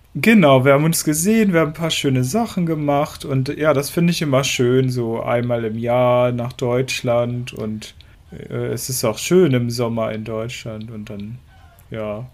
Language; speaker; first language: German; native; German